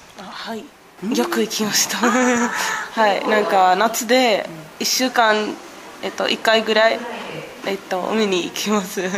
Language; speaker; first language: Japanese; non-native, learner; Arabic